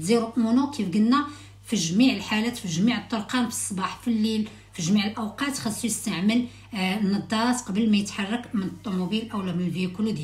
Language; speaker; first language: Arabic; native; Arabic